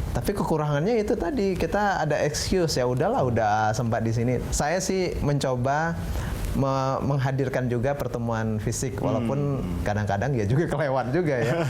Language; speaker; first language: Indonesian; non-native, local second language; Minangkabau